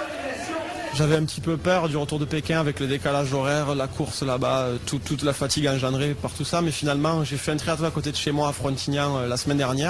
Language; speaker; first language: French; native; French